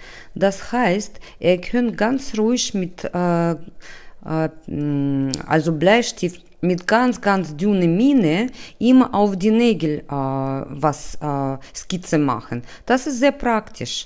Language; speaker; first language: German; non-native, learner; Russian